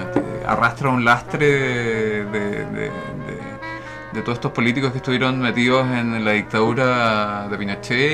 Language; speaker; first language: Spanish; native; Spanish